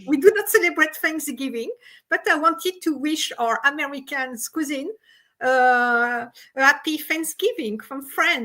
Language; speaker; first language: English; non-native, fluent; French